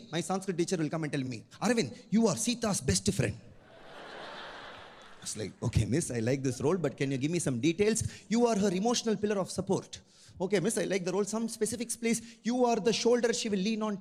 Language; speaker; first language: English; non-native, local second language; Tamil